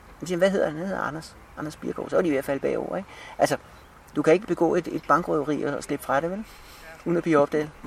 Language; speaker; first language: Danish; native; Danish